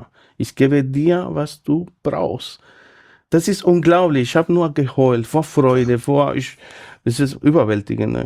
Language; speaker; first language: German; non-native, fluent; Spanish